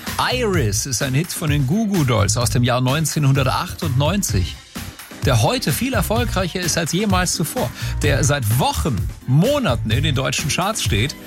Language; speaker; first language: German; native; German